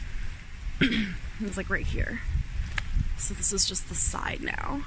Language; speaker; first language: English; native; English